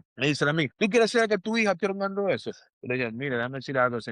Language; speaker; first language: Spanish; early bilingual, heritage; Spanish